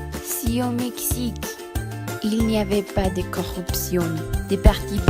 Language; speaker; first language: French; non-native, learner; Spanish